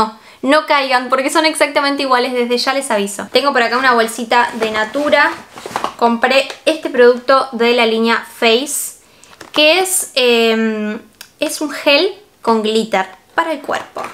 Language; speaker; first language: Spanish; native; Spanish